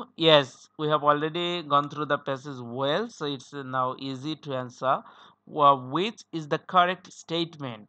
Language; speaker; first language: English; non-native, local second language; Bangla